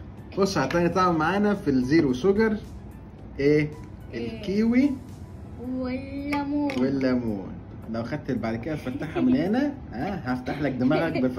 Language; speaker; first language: Arabic; native; Arabic